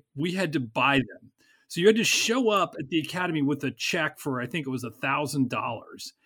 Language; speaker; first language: English; native; English